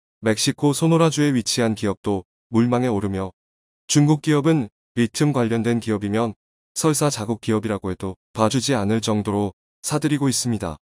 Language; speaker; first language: Korean; native; Korean